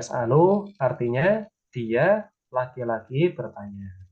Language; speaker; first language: Indonesian; native; Indonesian